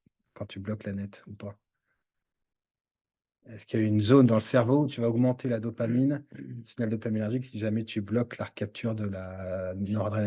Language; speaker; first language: French; native; French